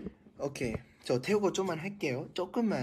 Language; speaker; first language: Korean; non-native, fluent; Thai